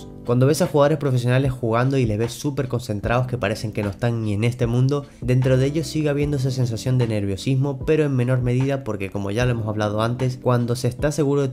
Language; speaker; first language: Spanish; native; Spanish